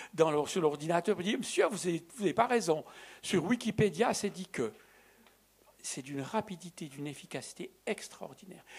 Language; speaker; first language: French; native; French